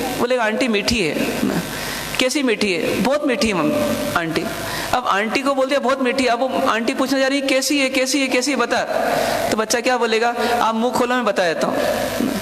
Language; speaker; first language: Hindi; non-native, local second language; Marwari